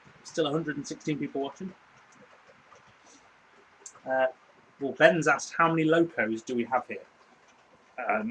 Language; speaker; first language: English; native; English